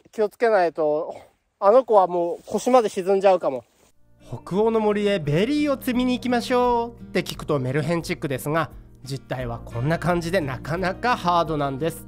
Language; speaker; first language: Japanese; native; Japanese